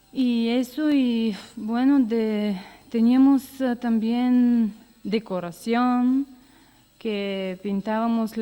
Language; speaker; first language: Spanish; non-native, learner; Bulgarian